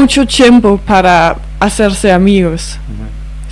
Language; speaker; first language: Spanish; non-native, fluent; Danish